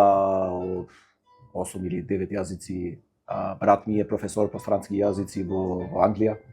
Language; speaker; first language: Macedonian; non-native, fluent; Albanian